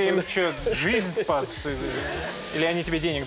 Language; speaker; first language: Russian; native; Russian